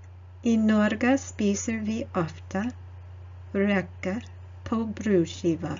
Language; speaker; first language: Norwegian; non-native, learner; English